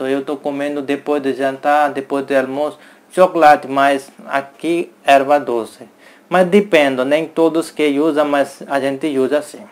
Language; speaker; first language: Portuguese; non-native, learner; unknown